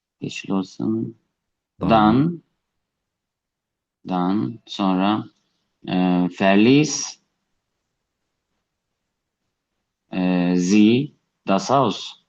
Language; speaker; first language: German; non-native, learner; Turkish